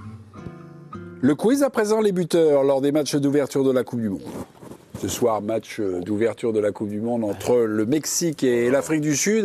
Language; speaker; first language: French; native; French